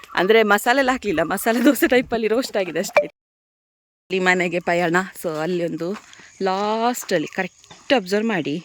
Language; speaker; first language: Kannada; native; Kannada